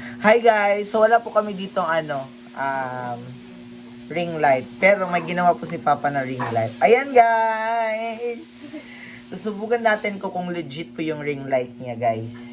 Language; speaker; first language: Filipino; native; Filipino